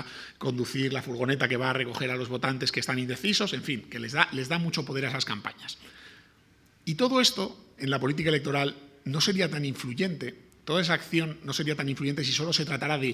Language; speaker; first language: Spanish; native; Spanish